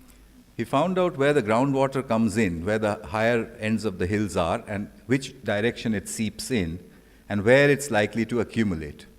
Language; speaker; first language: English; non-native, local second language; Bangla